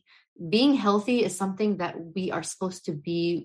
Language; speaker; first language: English; native; English